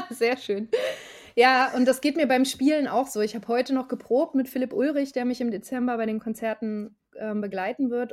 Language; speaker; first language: German; native; German